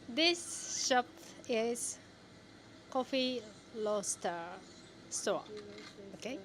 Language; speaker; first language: English; non-native, learner; Japanese